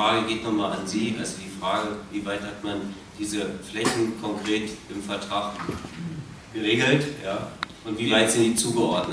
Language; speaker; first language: German; native; German